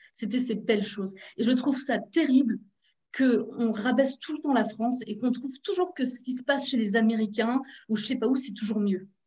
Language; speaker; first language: French; early bilingual, other home language; Turkish